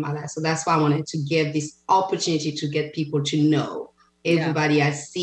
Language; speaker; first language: English; non-native, fluent; French